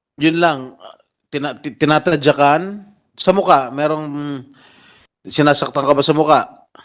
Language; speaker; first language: Filipino; native; Filipino